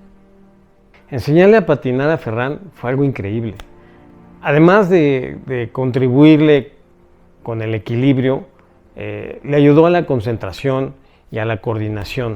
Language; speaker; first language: Spanish; native; Spanish